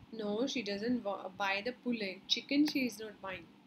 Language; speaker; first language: English; non-native, local second language; Hindi